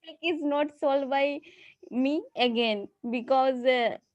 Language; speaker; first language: English; non-native, learner; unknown